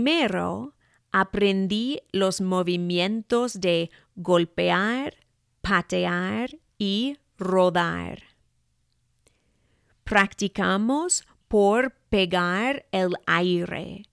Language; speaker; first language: Spanish; non-native, fluent; English